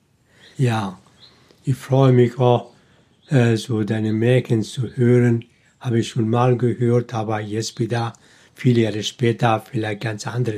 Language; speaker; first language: German; non-native, fluent; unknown